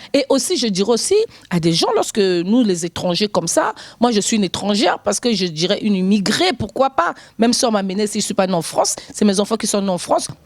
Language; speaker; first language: French; non-native, local second language; Lingala